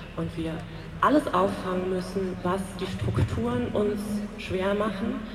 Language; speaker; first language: German; native; German